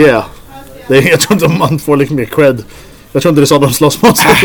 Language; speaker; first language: Swedish; native; Swedish